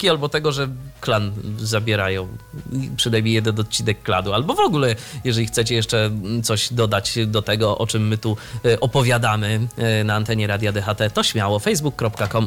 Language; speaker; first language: Polish; native; Polish